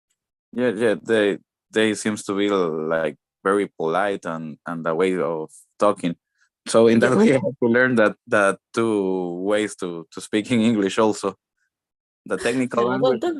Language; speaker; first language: English; non-native, learner; Spanish